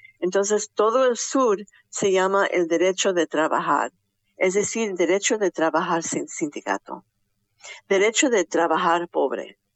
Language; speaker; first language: Spanish; early bilingual, heritage; Spanish